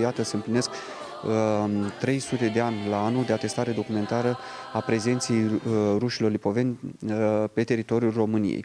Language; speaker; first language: Romanian; non-native, local second language; Russian